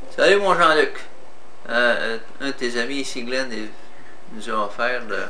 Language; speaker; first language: French; native; French